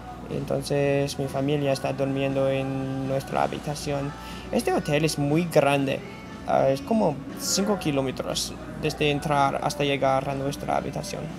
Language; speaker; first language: Spanish; non-native, fluent; English